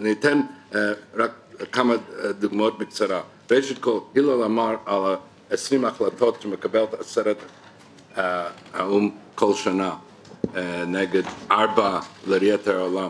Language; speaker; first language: Hebrew; non-native, fluent; English